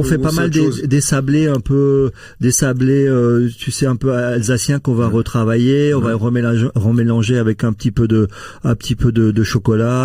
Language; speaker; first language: French; native; French